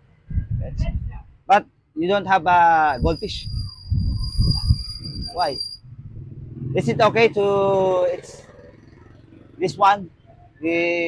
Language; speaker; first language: English; non-native, learner; Korean